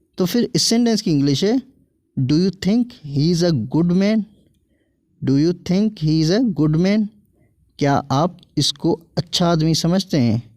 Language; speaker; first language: Urdu; native; Urdu